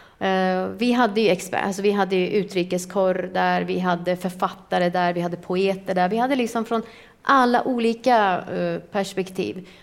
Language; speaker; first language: Swedish; early bilingual, other home language; Persian